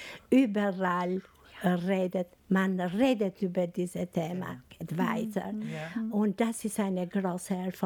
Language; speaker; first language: German; non-native, fluent; Albanian